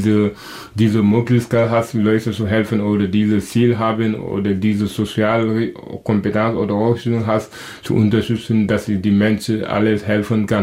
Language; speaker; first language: German; non-native, local second language; Wolof